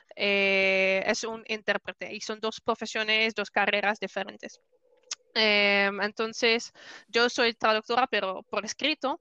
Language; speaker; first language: Spanish; non-native, fluent; Dutch